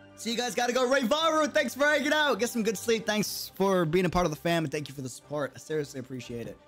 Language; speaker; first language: English; native; English